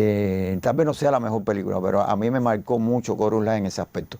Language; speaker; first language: Spanish; native; Spanish